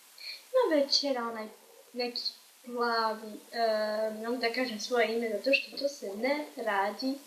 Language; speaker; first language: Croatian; early bilingual, heritage; Croatian